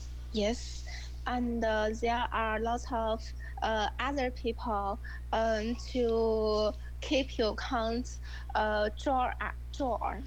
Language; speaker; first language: English; non-native, learner; Chinese